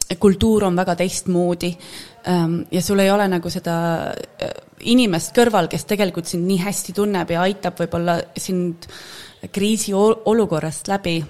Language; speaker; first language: Estonian; native; Estonian